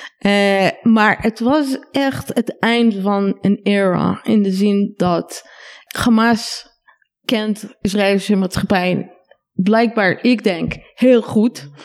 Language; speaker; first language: Dutch; non-native, fluent; Hebrew